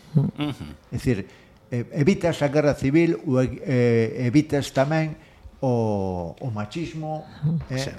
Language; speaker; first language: Galician; non-native, local second language; Spanish